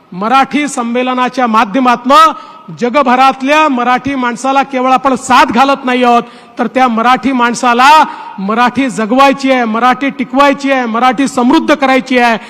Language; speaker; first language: Marathi; native; Marathi